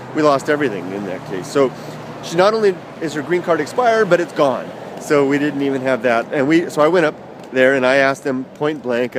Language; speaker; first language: English; native; English